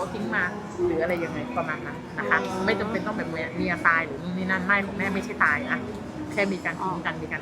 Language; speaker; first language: Thai; native; Thai